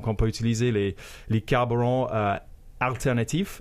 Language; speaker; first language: French; non-native, fluent; English